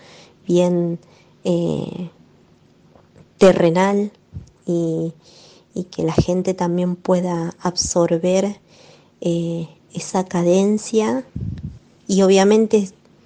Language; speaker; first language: Spanish; native; Spanish